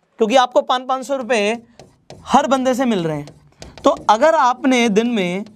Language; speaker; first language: Hindi; non-native, local second language; Marathi